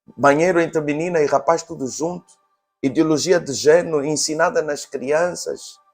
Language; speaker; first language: Portuguese; native; Portuguese